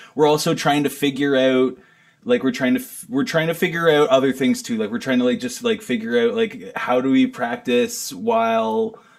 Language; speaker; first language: English; native; English